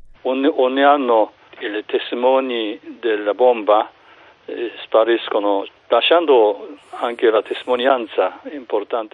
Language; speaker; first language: Italian; non-native, fluent; Japanese